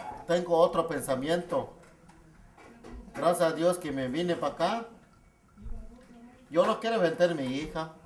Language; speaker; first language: Spanish; non-native, local second language; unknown